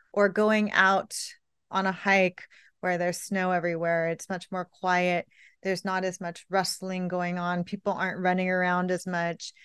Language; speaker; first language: English; native; English